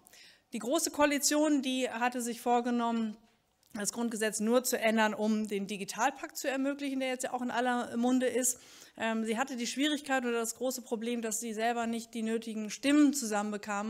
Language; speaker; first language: German; native; German